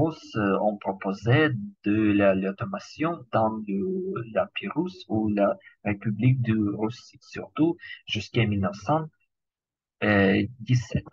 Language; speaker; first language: French; non-native, learner; Ukrainian